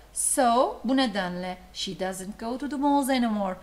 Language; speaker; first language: English; non-native, fluent; Turkish